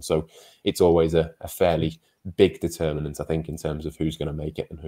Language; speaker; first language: English; native; English